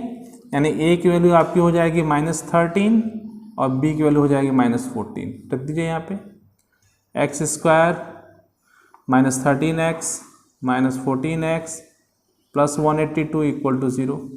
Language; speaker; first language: Hindi; native; Hindi